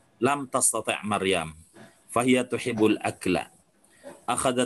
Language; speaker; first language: Arabic; non-native, fluent; Indonesian